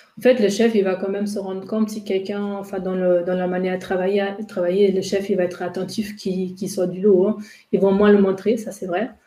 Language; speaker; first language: French; non-native, fluent; German